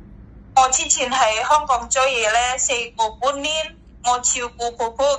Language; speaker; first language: Cantonese; non-native, learner; Indonesian